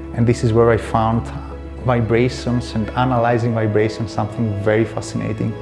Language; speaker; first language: English; non-native, fluent; Greek